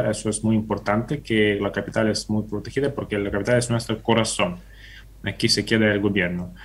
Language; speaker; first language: Spanish; non-native, fluent; Ukrainian